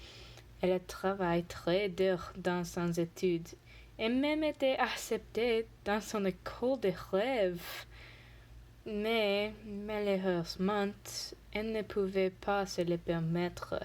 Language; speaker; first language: French; non-native, learner; English